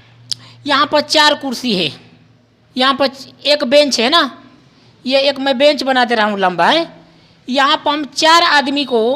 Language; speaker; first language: Hindi; non-native, local second language; Bhojpuri